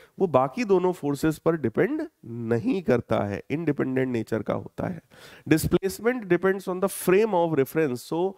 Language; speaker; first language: Hindi; native; Hindi